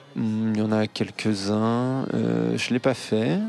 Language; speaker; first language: French; native; French